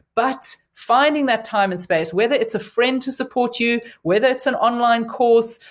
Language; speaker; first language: English; native; English